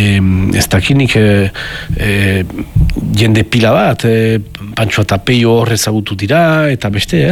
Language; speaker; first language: Basque; native; Basque